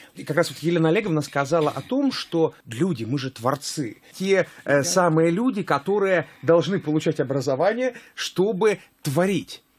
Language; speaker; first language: Russian; native; Russian